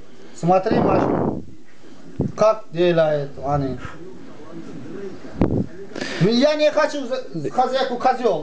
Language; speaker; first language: Russian; non-native, learner; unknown